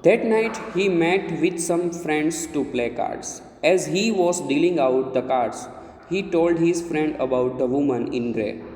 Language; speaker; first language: English; non-native, local second language; Gujarati